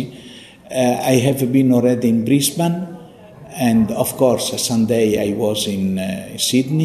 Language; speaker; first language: English; non-native, fluent; Italian